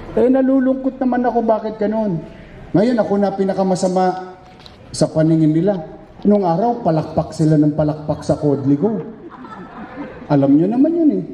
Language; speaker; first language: Filipino; native; Filipino